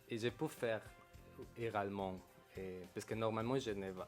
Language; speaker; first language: French; non-native, local second language; Spanish